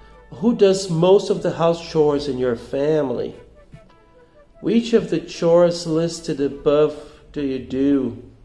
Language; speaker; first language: English; non-native, fluent; Portuguese